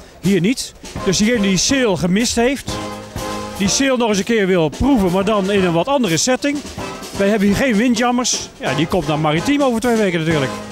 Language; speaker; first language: Dutch; native; Dutch